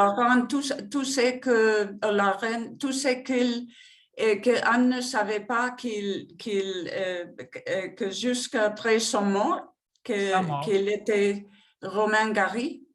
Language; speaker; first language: French; non-native, fluent; Spanish